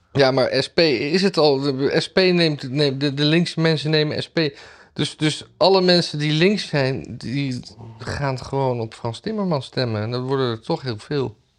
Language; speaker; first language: Dutch; native; Dutch